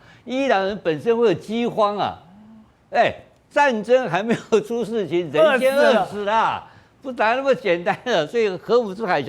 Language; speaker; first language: Chinese; native; Chinese